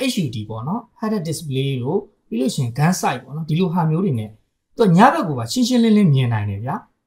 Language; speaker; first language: Burmese; native; Burmese